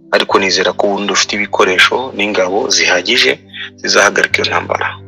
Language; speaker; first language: Kinyarwanda; native; Kinyarwanda